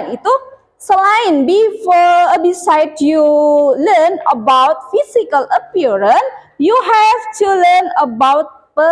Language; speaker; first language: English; non-native, fluent; Indonesian